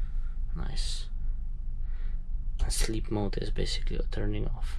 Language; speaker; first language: English; non-native, fluent; French